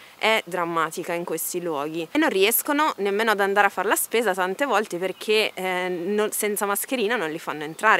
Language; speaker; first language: Italian; native; Italian